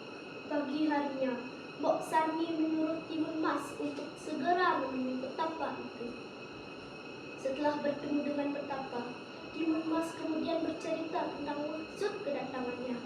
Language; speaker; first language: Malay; non-native, local second language; Balinese